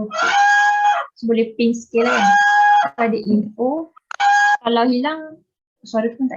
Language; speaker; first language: Malay; native; Malay